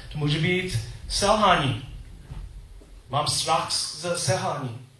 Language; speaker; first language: Czech; non-native, learner; English